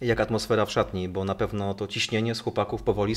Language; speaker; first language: Polish; native; Polish